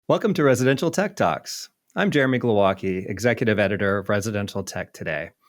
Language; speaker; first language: English; native; English